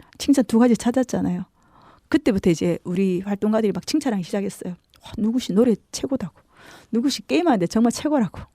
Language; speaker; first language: Korean; native; Korean